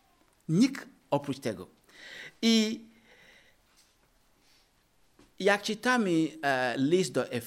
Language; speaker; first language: Polish; non-native, learner; Ukrainian